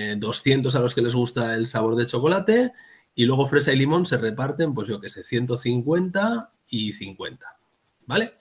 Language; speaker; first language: Spanish; native; Spanish